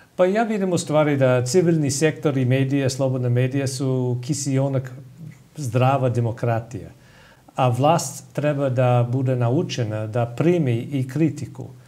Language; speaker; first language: Serbian; non-native, fluent; English